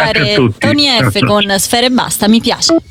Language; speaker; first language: Italian; native; Italian